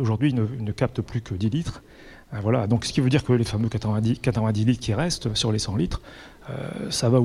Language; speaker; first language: French; native; French